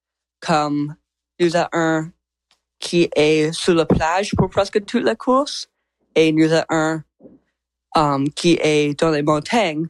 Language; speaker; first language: French; non-native, learner; English